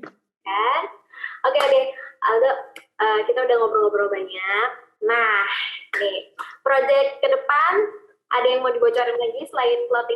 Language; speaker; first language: Indonesian; native; Indonesian